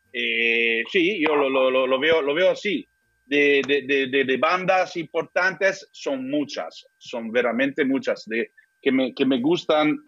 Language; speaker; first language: Spanish; non-native, learner; Italian